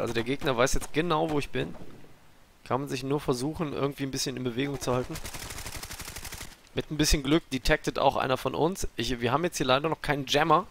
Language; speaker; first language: German; native; German